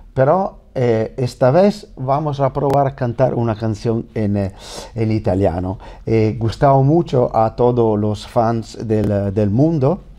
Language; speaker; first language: Spanish; non-native, learner; Italian